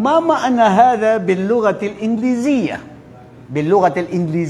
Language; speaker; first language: Arabic; non-native, fluent; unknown